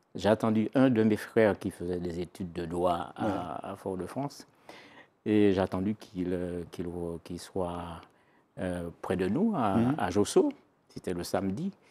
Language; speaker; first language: French; native; French